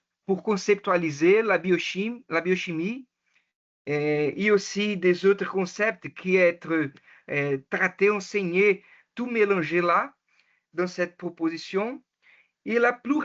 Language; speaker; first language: French; non-native, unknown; Portuguese